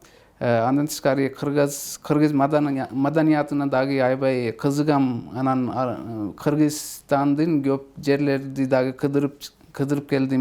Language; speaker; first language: Kyrgyz; non-native, fluent; Urdu